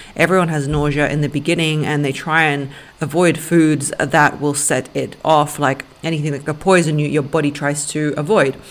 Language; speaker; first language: English; early bilingual, other home language; Russian